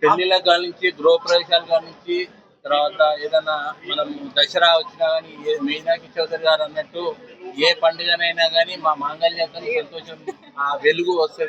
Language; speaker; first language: Telugu; native; Telugu